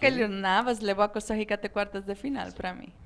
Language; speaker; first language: Portuguese; non-native, fluent; Spanish